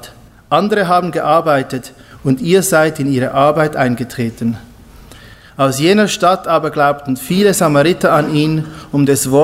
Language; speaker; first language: German; native; German